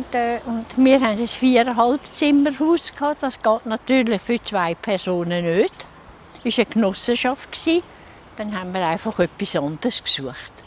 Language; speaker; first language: German; native; German